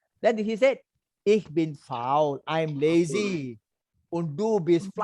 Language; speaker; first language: German; non-native, learner; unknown